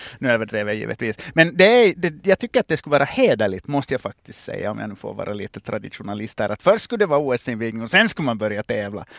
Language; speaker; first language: Swedish; native; Swedish